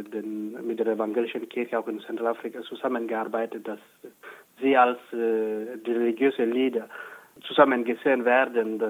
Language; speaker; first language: German; non-native, fluent; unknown